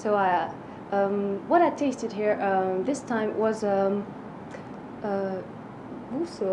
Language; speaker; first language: English; non-native, fluent; French